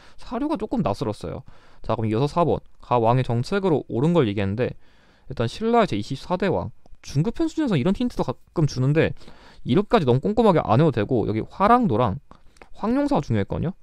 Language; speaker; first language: Korean; native; Korean